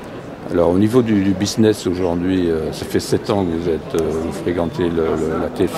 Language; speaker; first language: French; native; French